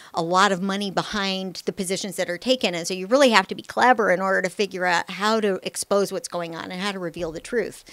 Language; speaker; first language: English; native; English